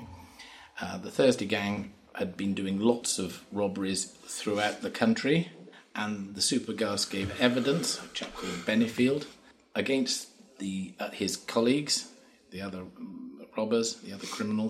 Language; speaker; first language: English; native; English